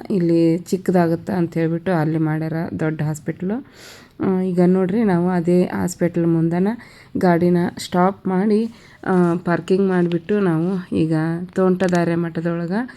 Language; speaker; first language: Kannada; native; Kannada